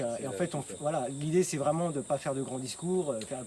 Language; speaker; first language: French; native; French